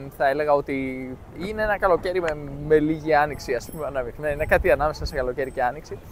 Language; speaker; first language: Greek; native; Greek